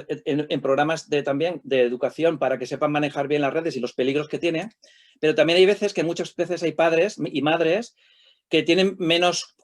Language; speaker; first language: Spanish; native; Spanish